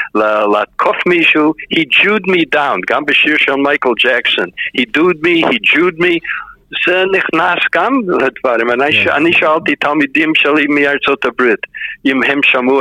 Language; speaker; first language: Hebrew; non-native, fluent; English